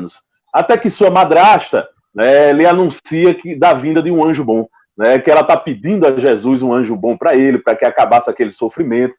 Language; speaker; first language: Portuguese; native; Portuguese